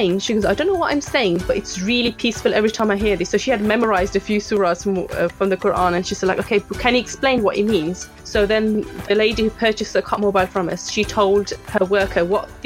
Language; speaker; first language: English; native; English